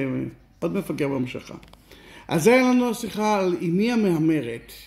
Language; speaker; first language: Hebrew; native; Hebrew